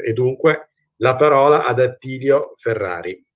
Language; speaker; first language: Italian; native; Italian